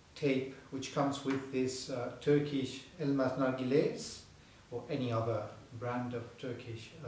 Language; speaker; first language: English; non-native, fluent; Spanish